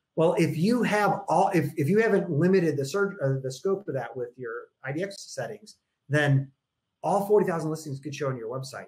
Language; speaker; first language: English; native; English